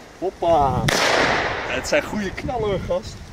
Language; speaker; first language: Dutch; native; Dutch